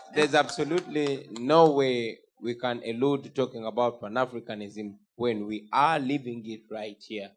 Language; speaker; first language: English; non-native, local second language; Ganda